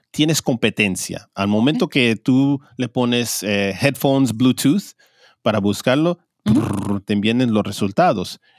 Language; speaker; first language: Spanish; early bilingual, heritage; Spanish